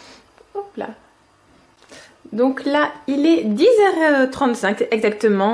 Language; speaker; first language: French; native; French